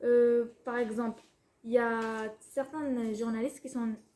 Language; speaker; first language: French; non-native, fluent; Spanish